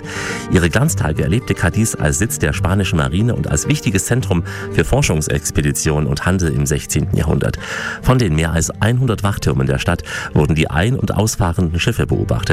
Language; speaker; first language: German; native; German